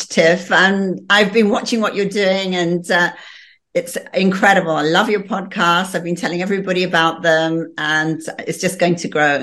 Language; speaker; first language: English; native; English